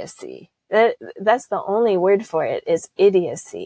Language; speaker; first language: English; native; English